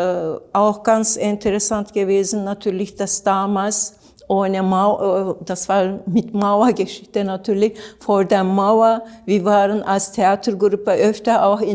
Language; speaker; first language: German; non-native, learner; Turkish